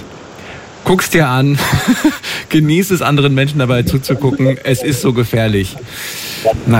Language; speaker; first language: German; native; German